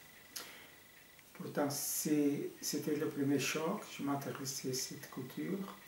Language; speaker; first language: French; non-native, fluent; Portuguese